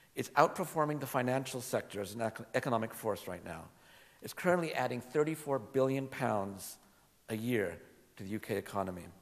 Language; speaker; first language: English; native; English